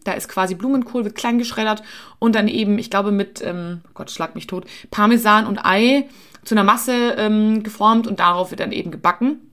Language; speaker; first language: German; native; German